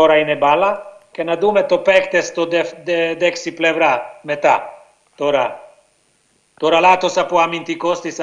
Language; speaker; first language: Greek; non-native, learner; Hungarian